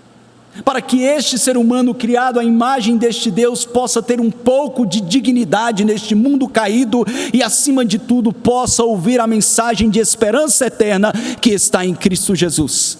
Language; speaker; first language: Portuguese; native; Portuguese